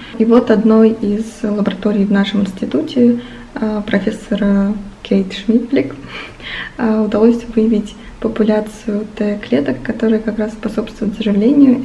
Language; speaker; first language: Russian; native; Russian